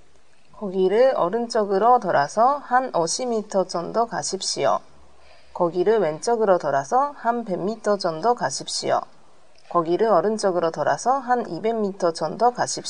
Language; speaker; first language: Korean; non-native, learner; Japanese